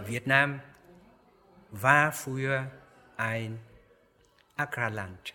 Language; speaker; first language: German; non-native, fluent; Vietnamese